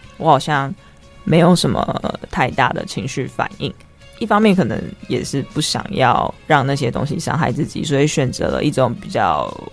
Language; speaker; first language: Chinese; native; Chinese